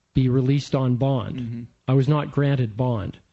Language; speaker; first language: English; native; English